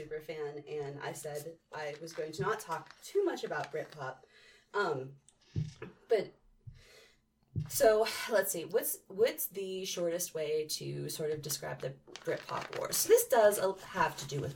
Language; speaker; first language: English; native; English